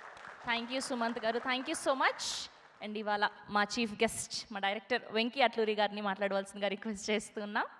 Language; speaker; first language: Telugu; native; Telugu